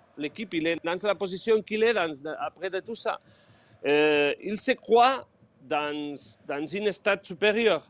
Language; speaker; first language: French; non-native, fluent; Spanish